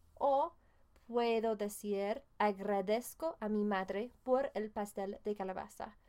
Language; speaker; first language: Spanish; non-native, fluent; English